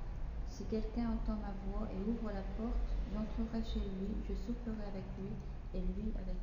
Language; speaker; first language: French; native; French